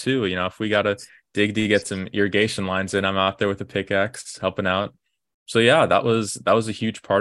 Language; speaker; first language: English; native; English